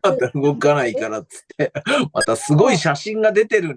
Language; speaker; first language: Japanese; native; Japanese